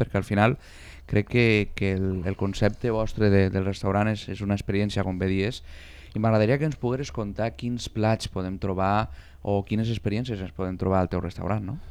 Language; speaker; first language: Catalan; native; Catalan